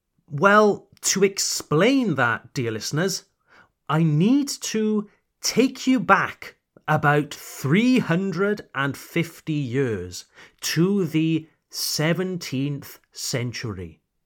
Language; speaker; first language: English; native; English